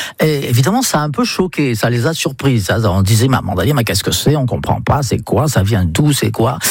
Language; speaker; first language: French; non-native, fluent; English